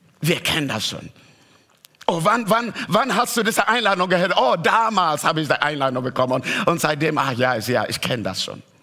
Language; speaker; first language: German; non-native, fluent; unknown